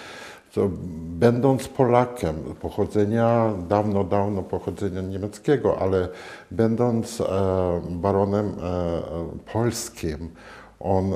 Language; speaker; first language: Polish; non-native, fluent; Latvian